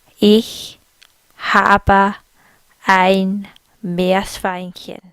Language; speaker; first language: German; non-native, fluent; English